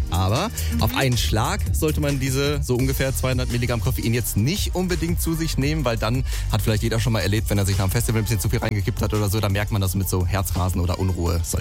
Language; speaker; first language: German; native; German